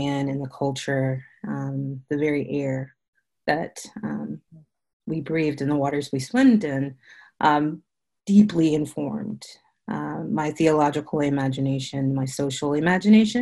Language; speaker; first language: English; native; English